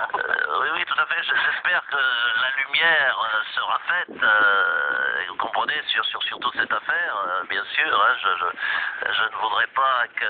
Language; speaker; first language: French; native; French